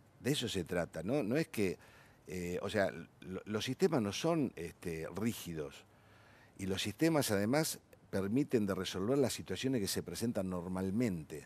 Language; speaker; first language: Spanish; native; Spanish